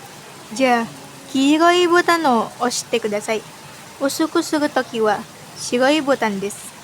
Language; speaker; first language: Japanese; non-native, learner; Indonesian